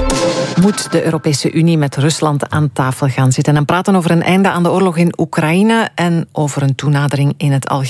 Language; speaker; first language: Dutch; native; Dutch